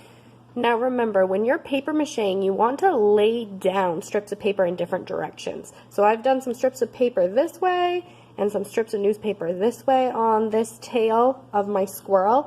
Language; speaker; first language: English; native; English